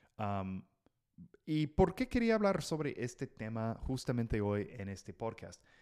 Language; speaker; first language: Spanish; non-native, fluent; English